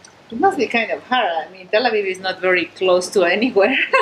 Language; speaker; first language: English; non-native, fluent; Spanish